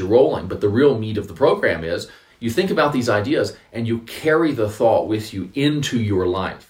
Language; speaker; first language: English; native; English